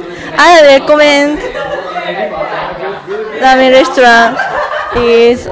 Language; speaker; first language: English; non-native, learner; Japanese